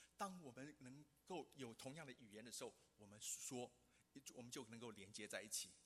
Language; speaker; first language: Chinese; non-native, local second language; Hakka Chinese